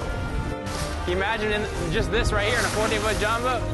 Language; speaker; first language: English; native; English